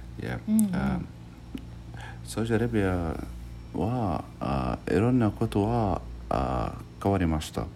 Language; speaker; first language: Japanese; non-native, learner; Arabic